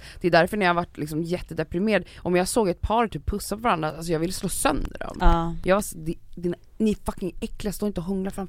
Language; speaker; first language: Swedish; native; Swedish